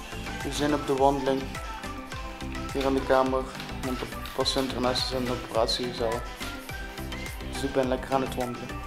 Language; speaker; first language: Dutch; native; Dutch